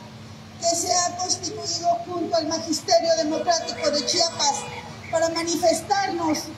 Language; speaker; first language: Spanish; native; Spanish